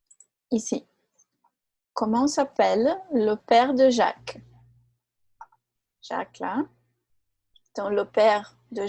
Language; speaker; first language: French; non-native, fluent; Portuguese